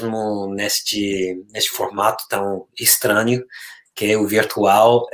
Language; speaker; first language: Portuguese; non-native, fluent; English